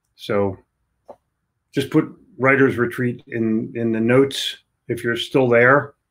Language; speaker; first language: English; native; English